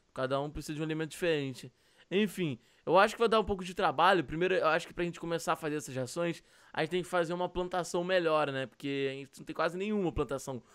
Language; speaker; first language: Portuguese; native; Portuguese